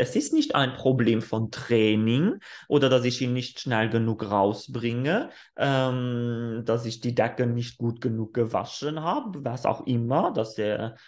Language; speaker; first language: German; non-native, fluent; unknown